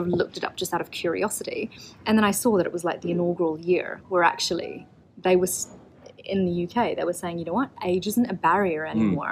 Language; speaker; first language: English; native; English